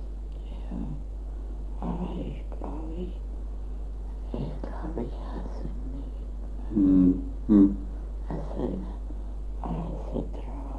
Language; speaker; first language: German; non-native, learner; Japanese